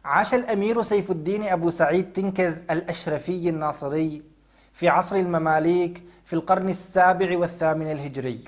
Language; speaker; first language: Arabic; native; Arabic